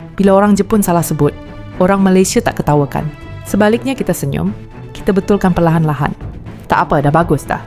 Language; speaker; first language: Malay; native; Malay